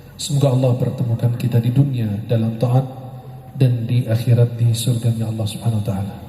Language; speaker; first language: Indonesian; non-native, fluent; Arabic